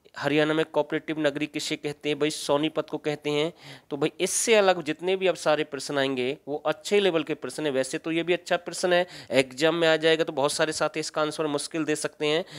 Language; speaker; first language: Hindi; native; Hindi